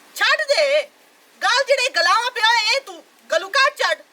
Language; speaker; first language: Urdu; non-native, local second language; Punjabi